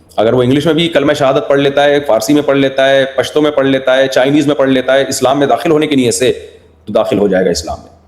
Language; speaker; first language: Urdu; native; Urdu